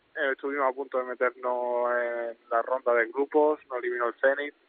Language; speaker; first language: Spanish; native; Spanish